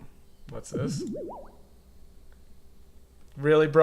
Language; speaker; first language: English; native; English